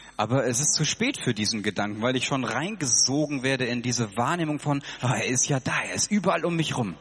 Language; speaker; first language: German; native; German